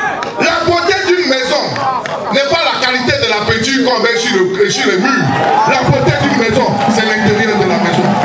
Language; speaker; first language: French; native; French